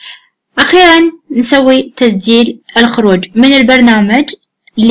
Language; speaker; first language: Arabic; native; Arabic